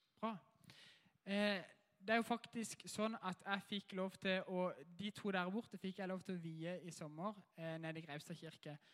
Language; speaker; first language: Norwegian; native; Norwegian